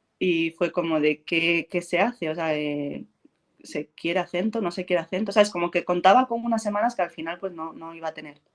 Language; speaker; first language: Spanish; native; Spanish